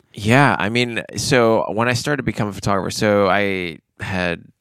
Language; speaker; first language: English; native; English